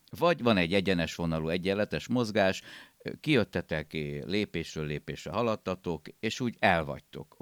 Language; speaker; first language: Hungarian; native; Hungarian